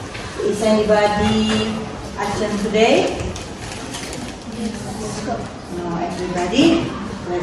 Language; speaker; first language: English; non-native, learner; Indonesian